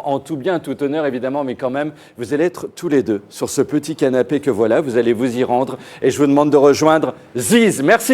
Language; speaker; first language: French; native; French